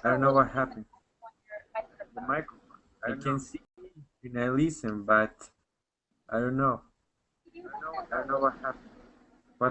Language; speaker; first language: English; non-native, learner; Spanish